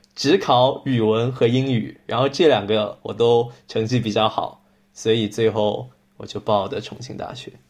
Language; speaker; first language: Chinese; native; Chinese